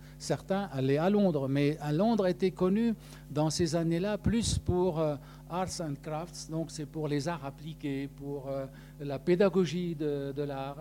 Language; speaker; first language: French; non-native, local second language; Arabic